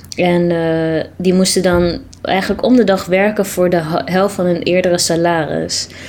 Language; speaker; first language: Dutch; early bilingual, other home language; Tigrinya